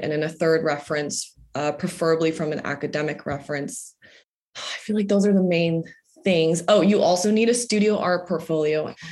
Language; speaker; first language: English; native; English